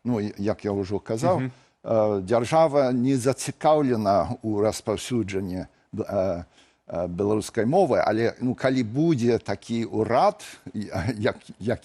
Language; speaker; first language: Belarusian; non-native, fluent; English